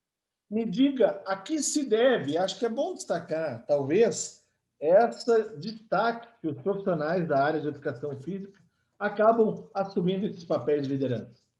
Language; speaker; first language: Portuguese; native; Portuguese